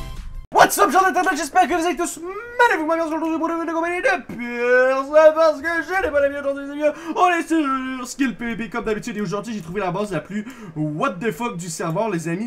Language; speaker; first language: French; native; French